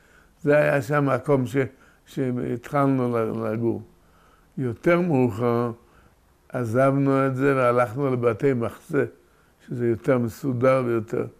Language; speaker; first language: Hebrew; early bilingual, other home language; Yiddish